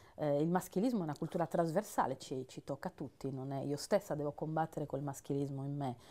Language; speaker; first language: Italian; native; Italian